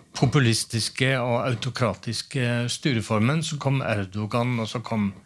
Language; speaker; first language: Norwegian; native; Norwegian